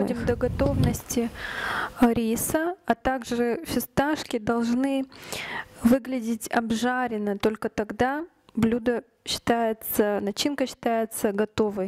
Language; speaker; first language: Russian; native; Russian